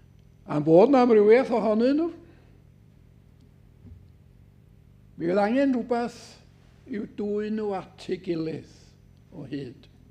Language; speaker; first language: Welsh; native; Welsh